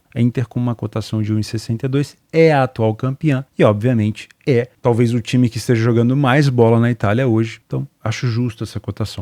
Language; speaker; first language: Portuguese; native; Portuguese